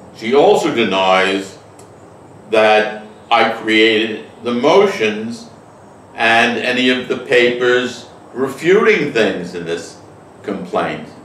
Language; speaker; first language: English; native; English